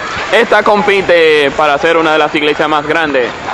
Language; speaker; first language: Spanish; native; Spanish